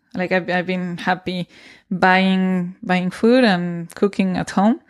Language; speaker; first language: English; non-native, fluent; Spanish